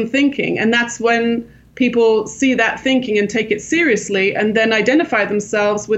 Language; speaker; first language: English; native; English